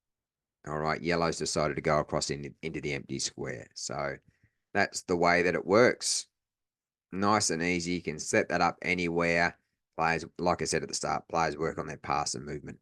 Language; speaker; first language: English; native; English